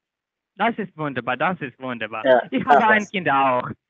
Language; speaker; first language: German; non-native, learner; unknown